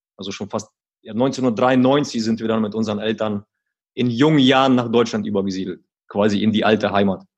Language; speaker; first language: German; early bilingual, other home language; Russian